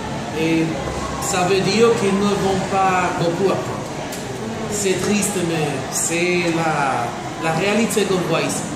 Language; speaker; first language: French; non-native, learner; Spanish